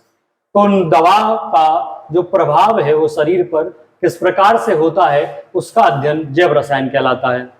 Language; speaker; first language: Hindi; native; Hindi